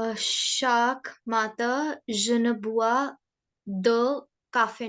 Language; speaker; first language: French; non-native, learner; Hindi